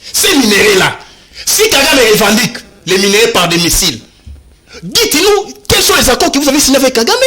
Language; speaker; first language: French; non-native, local second language; Lingala